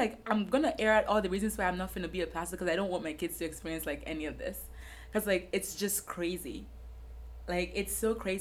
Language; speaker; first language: English; non-native, local second language; Yoruba